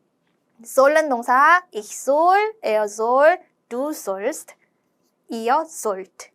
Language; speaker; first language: German; non-native, fluent; Korean